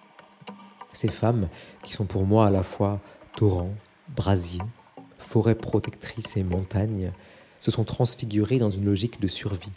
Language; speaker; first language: French; native; French